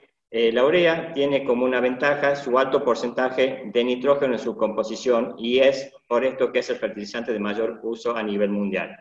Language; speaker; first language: Spanish; native; Spanish